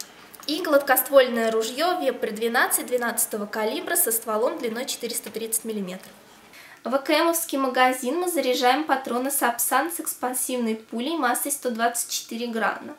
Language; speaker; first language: Russian; native; Russian